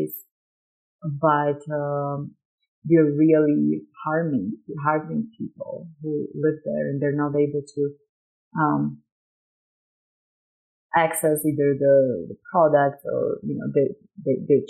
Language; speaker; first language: English; non-native, fluent; Slovak